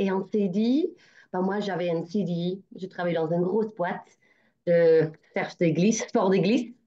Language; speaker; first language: French; non-native, fluent; English